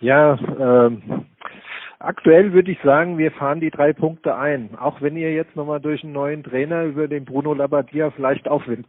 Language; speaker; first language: German; native; German